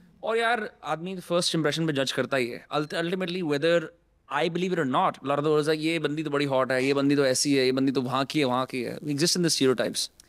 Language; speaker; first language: Hindi; native; Hindi